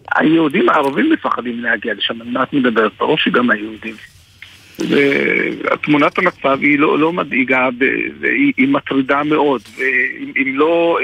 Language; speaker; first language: Hebrew; non-native, local second language; Arabic